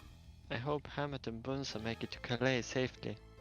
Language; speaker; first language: English; non-native, fluent; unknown